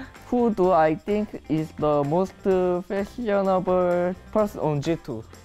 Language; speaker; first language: English; non-native, learner; Korean